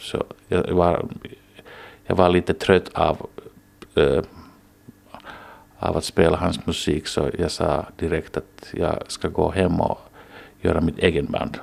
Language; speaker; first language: Swedish; non-native, local second language; Finnish